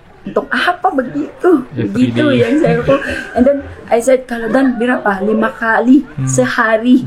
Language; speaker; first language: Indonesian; non-native, fluent; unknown